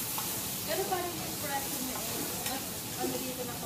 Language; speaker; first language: Filipino; non-native, local second language; Iloko